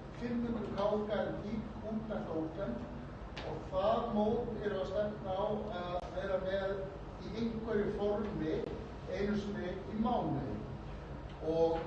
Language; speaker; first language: Icelandic; native; Icelandic